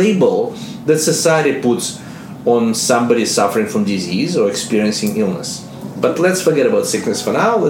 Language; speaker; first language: English; non-native, fluent; Russian